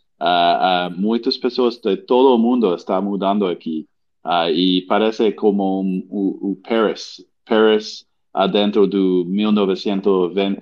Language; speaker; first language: Portuguese; non-native, learner; English